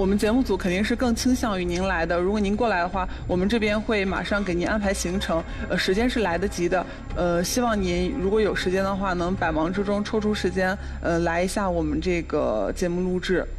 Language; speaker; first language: Chinese; native; Chinese